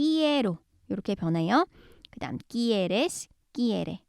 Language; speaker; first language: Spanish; non-native, fluent; Korean